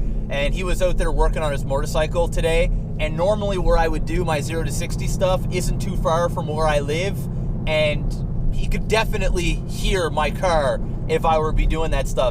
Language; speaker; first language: English; native; English